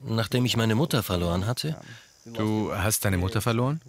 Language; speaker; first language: German; non-native, fluent; English